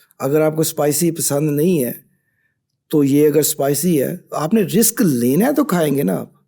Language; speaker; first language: Urdu; non-native, local second language; Punjabi